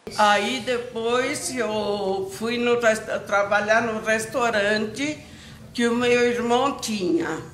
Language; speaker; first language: Portuguese; non-native, fluent; Italian